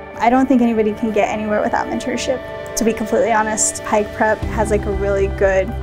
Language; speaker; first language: English; native; English